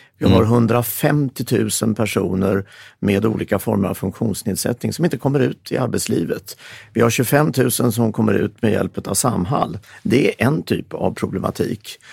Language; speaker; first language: Swedish; native; Swedish